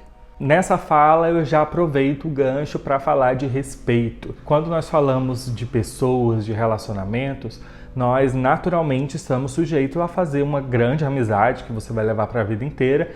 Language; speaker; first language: Portuguese; native; Portuguese